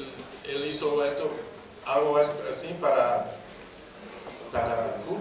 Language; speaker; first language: Spanish; non-native, fluent; English